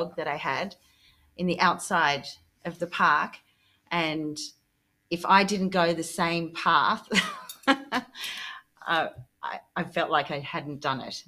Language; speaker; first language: English; native; English